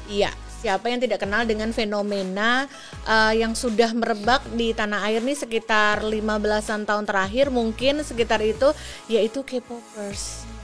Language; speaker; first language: Indonesian; native; Indonesian